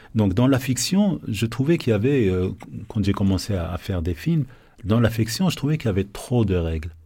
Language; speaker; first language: French; non-native, local second language; Arabic